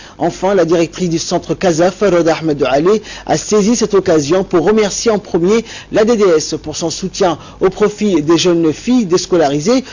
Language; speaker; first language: French; non-native, local second language; Somali